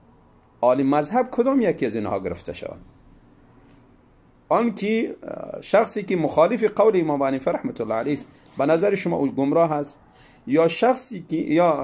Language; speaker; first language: Persian; native; Persian